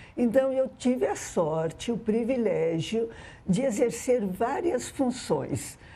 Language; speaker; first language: Portuguese; early bilingual, other home language; Arabic